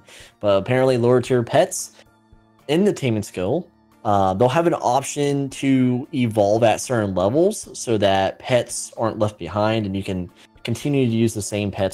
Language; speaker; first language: English; native; English